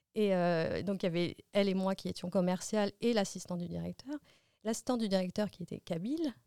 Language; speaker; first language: French; early bilingual, other home language; Arabic